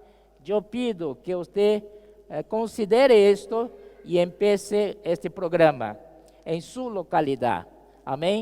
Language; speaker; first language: Spanish; non-native, fluent; Portuguese